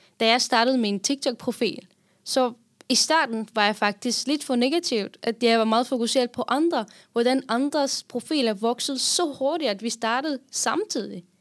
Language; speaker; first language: Danish; non-native, fluent; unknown